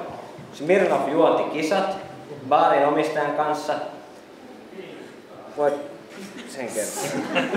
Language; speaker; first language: Finnish; native; Finnish